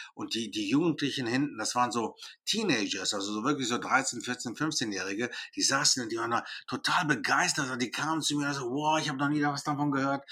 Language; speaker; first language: German; early bilingual, other home language; Greek